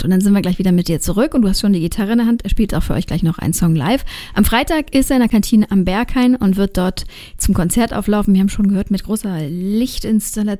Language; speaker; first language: German; native; German